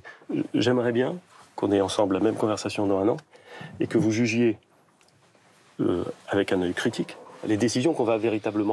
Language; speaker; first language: French; native; French